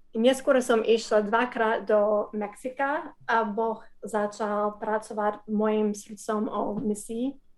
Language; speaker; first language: Slovak; non-native, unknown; English